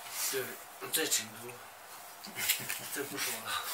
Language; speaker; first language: Chinese; non-native, local second language; Tibetan